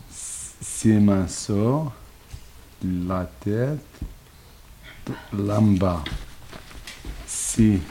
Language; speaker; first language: French; non-native, learner; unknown